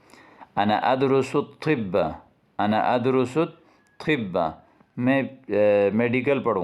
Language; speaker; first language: Arabic; non-native, fluent; Urdu